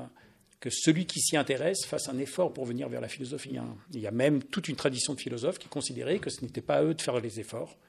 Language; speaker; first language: French; native; French